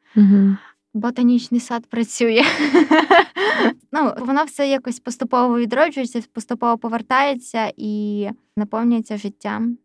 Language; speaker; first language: Ukrainian; native; Ukrainian